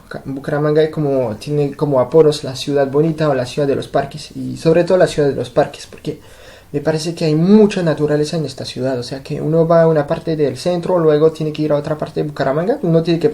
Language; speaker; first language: Spanish; non-native, fluent; French